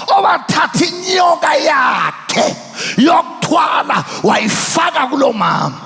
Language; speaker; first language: Zulu; non-native, local second language; Xhosa